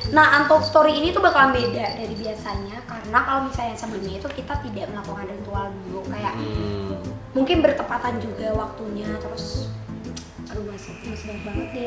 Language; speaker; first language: Indonesian; native; Indonesian